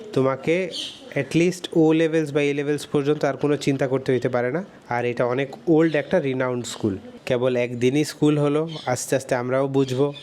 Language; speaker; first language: Bangla; early bilingual, heritage; Bangla